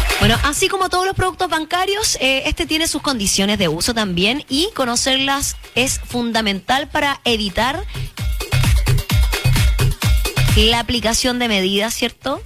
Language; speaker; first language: Spanish; native; Spanish